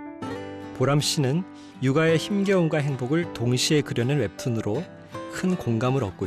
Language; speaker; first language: Korean; native; Korean